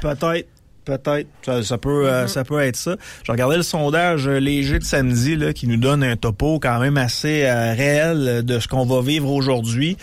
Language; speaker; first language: French; native; French